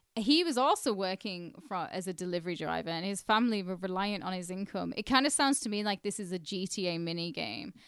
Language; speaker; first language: English; early bilingual, other home language; Hindi